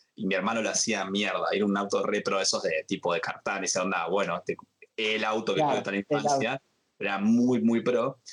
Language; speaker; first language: Spanish; native; Spanish